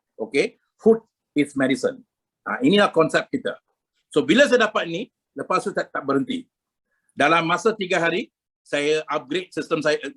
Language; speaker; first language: Malay; non-native, local second language; Tamil